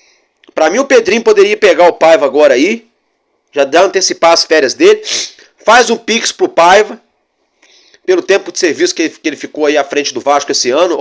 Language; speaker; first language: Portuguese; native; Portuguese